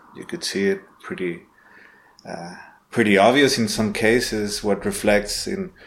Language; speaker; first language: English; non-native, learner; Spanish